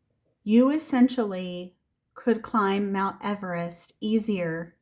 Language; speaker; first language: English; native; English